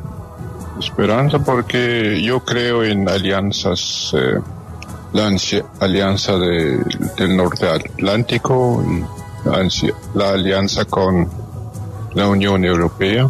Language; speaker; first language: Spanish; non-native, fluent; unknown